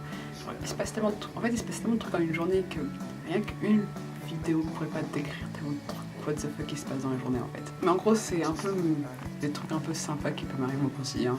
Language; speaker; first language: French; native; French